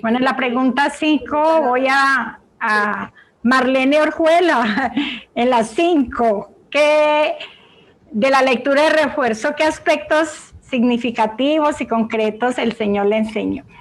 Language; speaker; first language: Spanish; native; Spanish